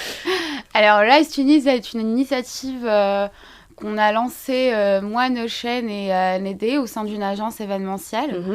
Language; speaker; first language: French; non-native, local second language; Arabic